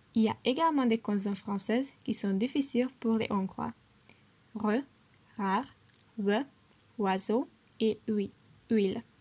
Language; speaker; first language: French; non-native, learner; Hungarian